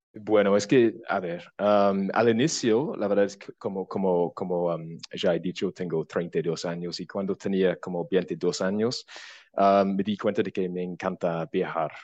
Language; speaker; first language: Spanish; non-native, fluent; English